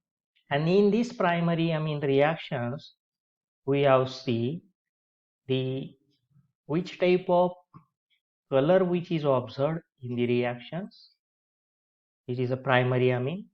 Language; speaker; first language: English; non-native, local second language; Marathi